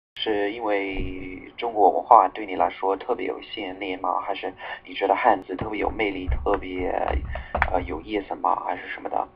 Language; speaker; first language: Chinese; non-native, fluent; English